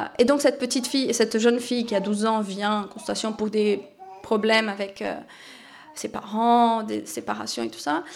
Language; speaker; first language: French; non-native, fluent; Portuguese